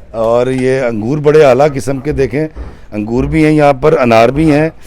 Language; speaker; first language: Hindi; non-native, local second language; Punjabi